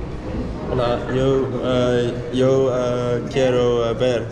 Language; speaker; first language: Spanish; non-native, learner; Dutch